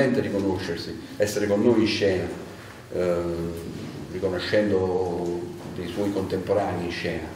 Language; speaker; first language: Italian; native; Italian